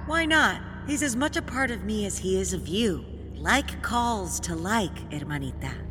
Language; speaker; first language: English; early bilingual, other home language; Spanish